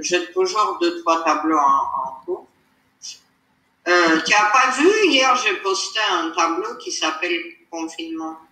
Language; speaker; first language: French; non-native, fluent; Armenian